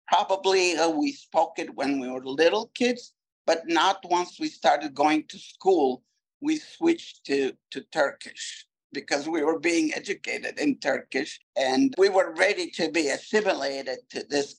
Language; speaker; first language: English; non-native, fluent; Turkish